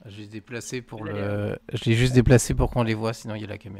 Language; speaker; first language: French; native; French